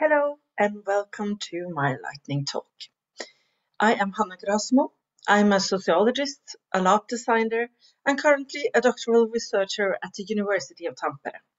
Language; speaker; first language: English; non-native, fluent; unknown